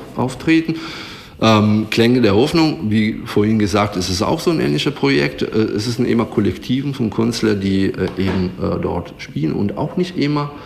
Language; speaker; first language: German; non-native, fluent; Italian